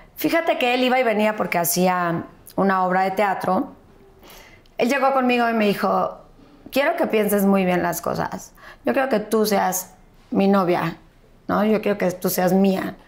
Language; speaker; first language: Spanish; native; Spanish